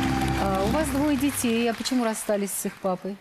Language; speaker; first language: Russian; native; Russian